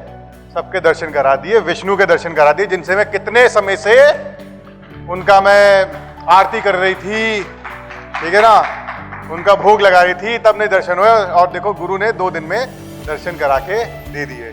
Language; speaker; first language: Hindi; native; Hindi